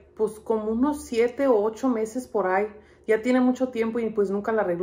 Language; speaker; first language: Spanish; early bilingual, heritage; Spanish